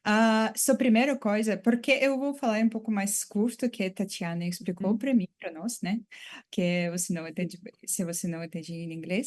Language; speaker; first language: Portuguese; non-native, fluent; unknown